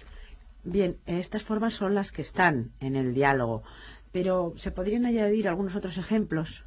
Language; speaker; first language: Spanish; native; Spanish